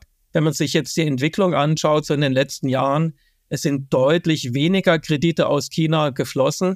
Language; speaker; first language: German; native; German